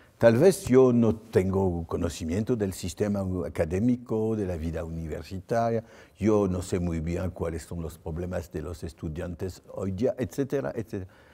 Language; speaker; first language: Spanish; non-native, fluent; French